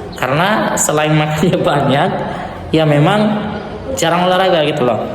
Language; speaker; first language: Indonesian; non-native, local second language; Buginese